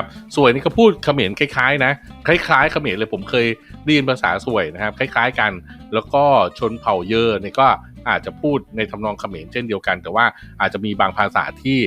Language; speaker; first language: Thai; native; Thai